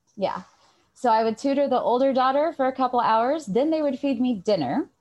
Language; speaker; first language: English; native; English